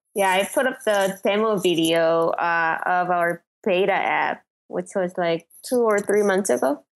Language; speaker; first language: English; non-native, fluent; Korean